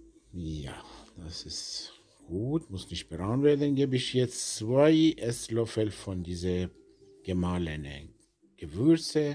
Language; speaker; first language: German; non-native, learner; Persian